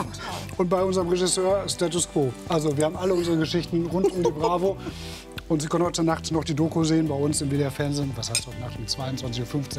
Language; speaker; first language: German; native; German